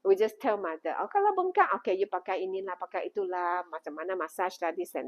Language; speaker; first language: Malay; non-native, local second language; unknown